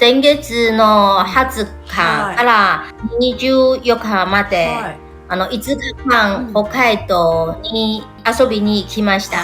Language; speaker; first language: Japanese; non-native, learner; Chinese